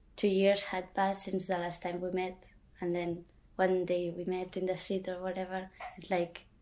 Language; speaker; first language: English; non-native, fluent; Catalan